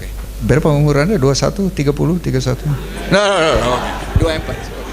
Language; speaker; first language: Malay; non-native, learner; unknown